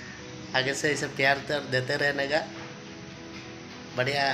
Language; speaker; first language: Hindi; non-native, local second language; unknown